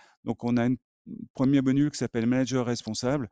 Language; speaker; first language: French; native; French